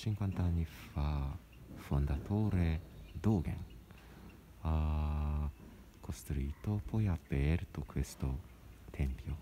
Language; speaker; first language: Italian; non-native, learner; Japanese